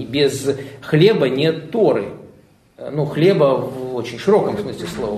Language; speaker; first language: Russian; native; Russian